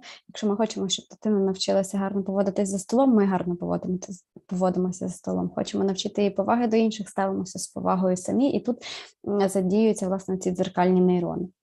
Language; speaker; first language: Ukrainian; native; Ukrainian